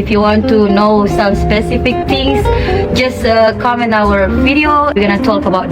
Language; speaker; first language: English; non-native, fluent; Indonesian